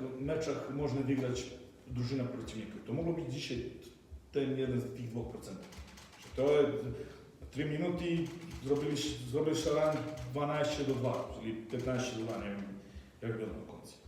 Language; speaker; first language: Polish; non-native, learner; Croatian